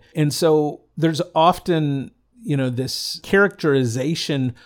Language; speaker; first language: English; native; English